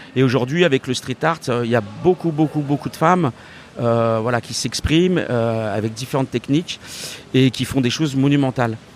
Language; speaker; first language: French; native; French